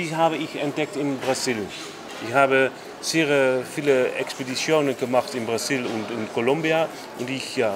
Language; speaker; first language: German; non-native, learner; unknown